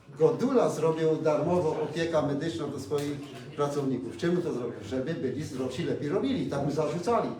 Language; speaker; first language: Polish; native; Polish